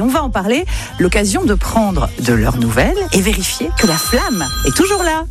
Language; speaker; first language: French; native; French